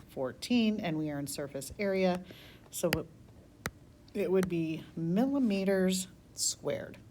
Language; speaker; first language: English; native; English